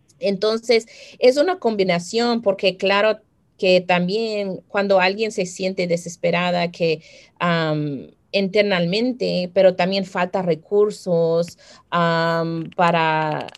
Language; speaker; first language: Spanish; early bilingual, heritage; Spanish